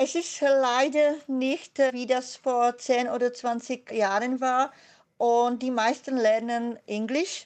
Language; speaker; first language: German; non-native, fluent; Czech